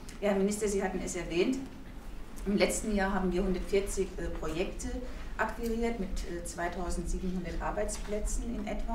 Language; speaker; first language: German; native; German